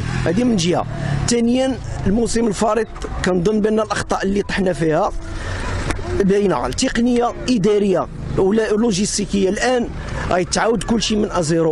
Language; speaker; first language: Arabic; native; Arabic